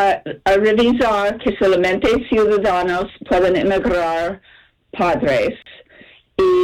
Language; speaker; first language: Spanish; non-native, fluent; English